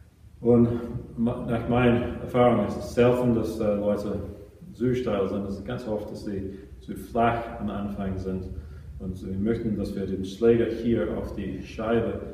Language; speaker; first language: German; non-native, fluent; English